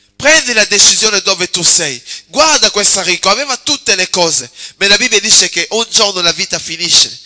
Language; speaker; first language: Italian; non-native, fluent; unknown